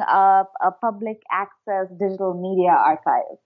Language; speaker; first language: English; non-native, local second language; Hindi